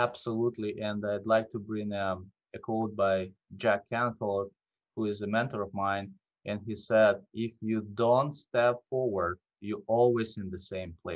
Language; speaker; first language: English; non-native, fluent; Russian